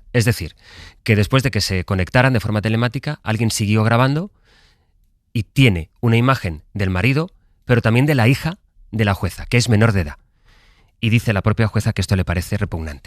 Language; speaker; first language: Spanish; native; Spanish